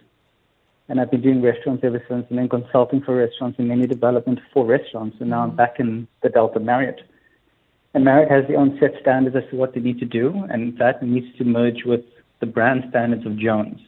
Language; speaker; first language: English; native; English